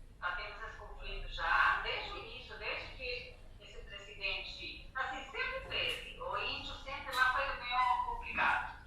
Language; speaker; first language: Portuguese; non-native, fluent; Spanish